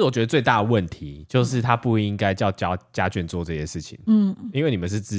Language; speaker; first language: Chinese; native; Chinese